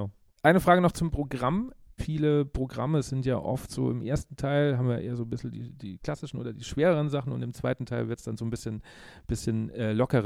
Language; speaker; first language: German; native; German